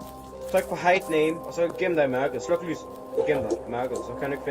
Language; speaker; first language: Danish; native; Danish